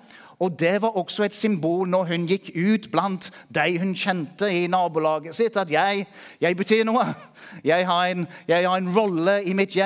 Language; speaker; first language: Norwegian; non-native, fluent; English